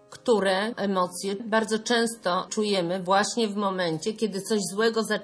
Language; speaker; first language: Polish; native; Polish